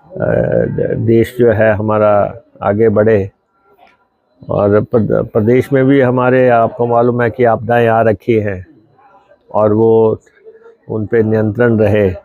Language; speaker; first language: Hindi; native; Hindi